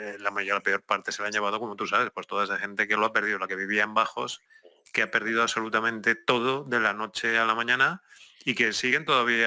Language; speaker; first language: Spanish; native; Spanish